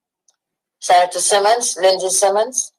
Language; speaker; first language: English; native; English